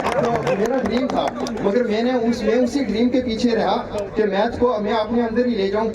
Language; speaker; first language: Hindi; non-native, local second language; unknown